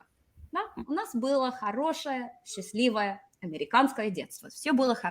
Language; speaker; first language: Russian; non-native, fluent; English